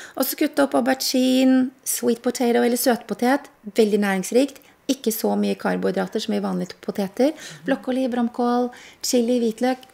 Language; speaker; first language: Norwegian; native; Norwegian